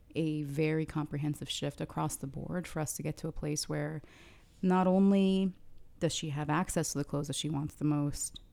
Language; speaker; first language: English; early bilingual, other home language; Arabic